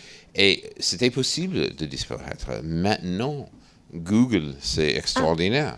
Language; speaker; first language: French; non-native, fluent; English